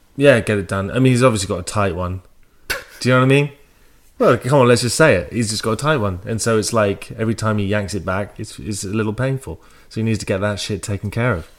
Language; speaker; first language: English; native; English